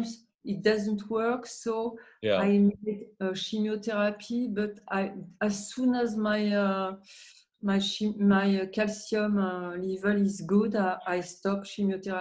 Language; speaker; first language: English; non-native, learner; French